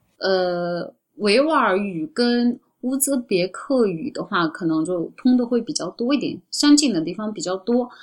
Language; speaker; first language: Chinese; non-native, local second language; Uyghur